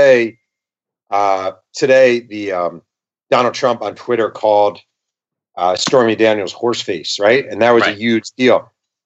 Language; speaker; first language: English; native; English